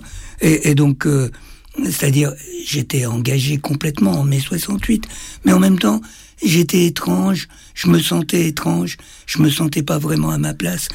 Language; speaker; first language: French; native; French